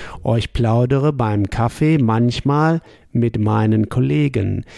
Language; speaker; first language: German; native; German